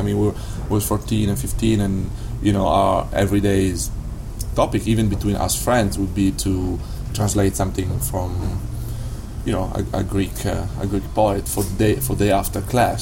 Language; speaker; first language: English; non-native, fluent; Italian